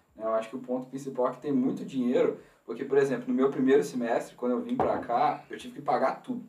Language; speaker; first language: Portuguese; native; Portuguese